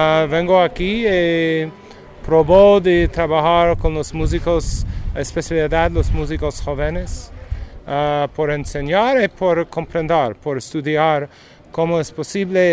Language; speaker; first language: Spanish; non-native, learner; English